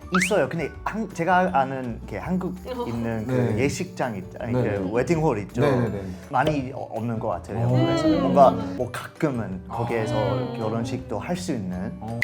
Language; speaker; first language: Korean; non-native, fluent; English